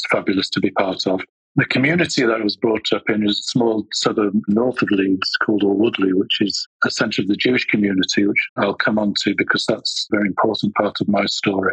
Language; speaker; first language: English; native; English